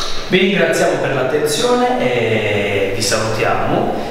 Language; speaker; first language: Italian; native; Italian